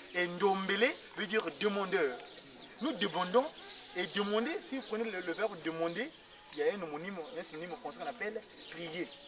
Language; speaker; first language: French; non-native, local second language; Kongo